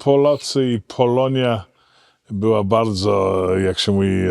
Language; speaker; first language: Polish; early bilingual, heritage; Polish